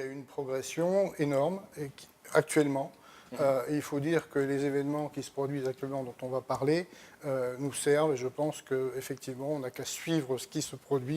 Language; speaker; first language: French; native; French